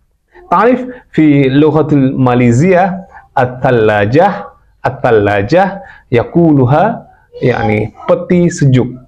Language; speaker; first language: Arabic; non-native, fluent; Javanese